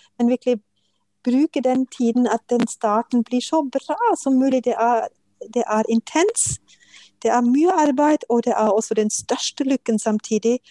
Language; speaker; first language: Norwegian; non-native, fluent; German